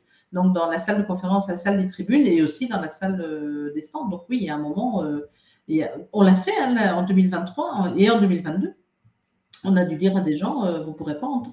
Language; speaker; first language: French; native; French